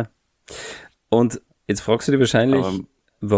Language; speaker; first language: German; native; German